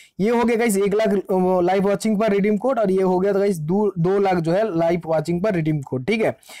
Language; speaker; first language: Hindi; native; Hindi